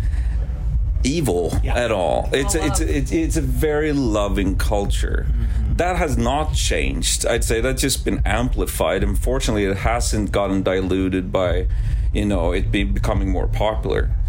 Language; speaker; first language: English; non-native, fluent; Swedish